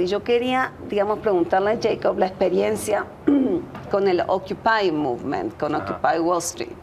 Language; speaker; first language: Spanish; native; Spanish